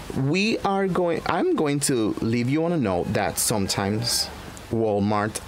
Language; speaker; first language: English; non-native, fluent; Spanish